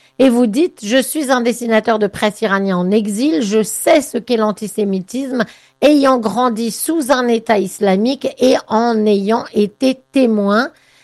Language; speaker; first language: French; native; French